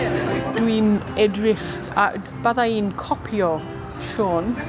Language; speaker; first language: Welsh; non-native, learner; English